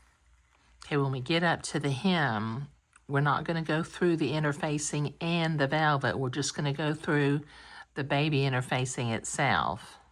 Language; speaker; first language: English; native; English